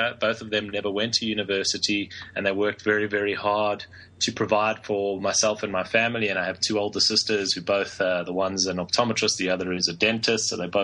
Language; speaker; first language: English; native; English